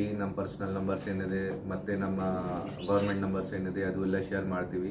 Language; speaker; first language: Kannada; non-native, local second language; Hindi